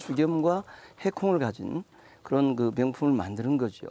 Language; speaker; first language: Korean; native; Korean